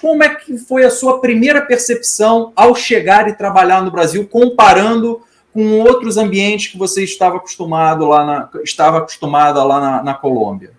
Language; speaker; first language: Portuguese; native; Portuguese